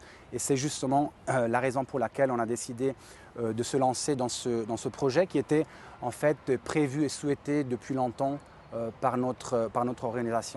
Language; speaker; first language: French; native; French